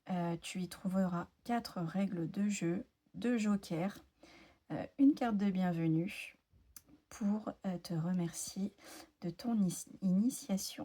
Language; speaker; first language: French; native; French